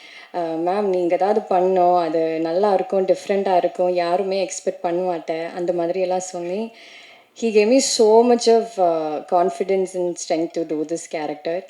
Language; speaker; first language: Tamil; non-native, learner; Malayalam